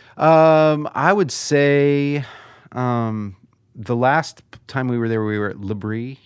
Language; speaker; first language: English; early bilingual, other home language; Swedish